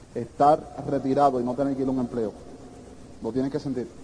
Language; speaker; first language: Spanish; early bilingual, heritage; Spanish